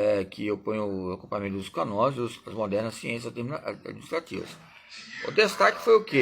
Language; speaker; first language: Portuguese; native; Portuguese